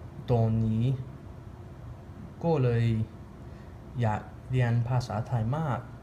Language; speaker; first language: Thai; non-native, learner; English